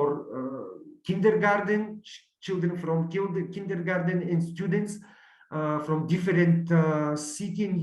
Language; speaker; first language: English; non-native, learner; Bulgarian